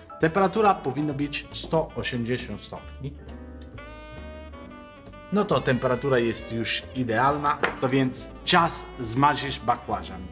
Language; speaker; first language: Polish; non-native, learner; Italian